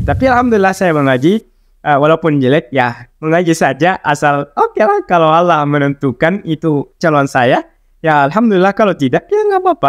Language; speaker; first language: Indonesian; non-native, local second language; Arabic